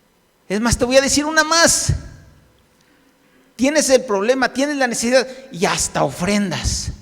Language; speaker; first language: Spanish; native; Spanish